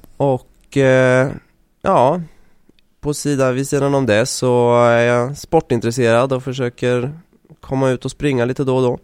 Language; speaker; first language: Swedish; native; Swedish